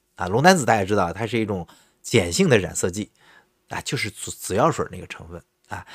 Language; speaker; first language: Chinese; native; Chinese